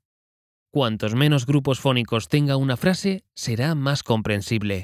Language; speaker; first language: Spanish; native; Spanish